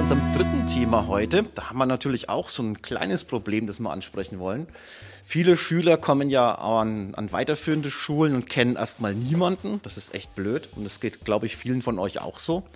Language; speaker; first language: German; native; German